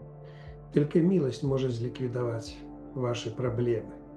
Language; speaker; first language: Polish; non-native, fluent; Ukrainian